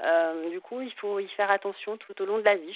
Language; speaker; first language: French; native; French